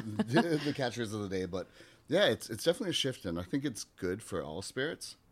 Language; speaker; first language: English; native; English